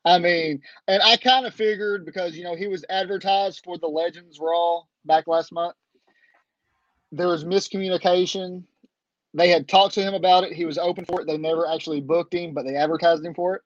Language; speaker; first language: English; native; English